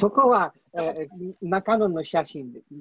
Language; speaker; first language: Japanese; non-native, learner; Polish